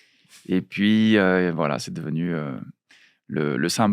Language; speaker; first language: French; non-native, fluent; Portuguese